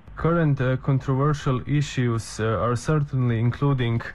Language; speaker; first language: English; non-native, fluent; Slovenian